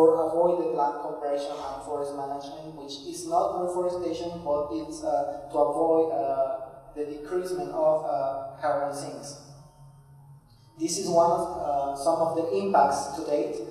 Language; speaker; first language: English; non-native, fluent; Spanish